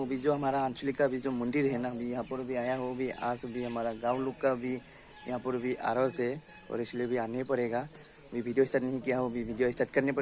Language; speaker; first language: Hindi; non-native, local second language; Bodo